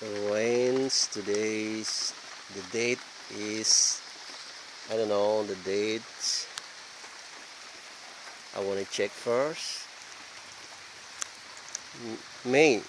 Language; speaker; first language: English; non-native, learner; Indonesian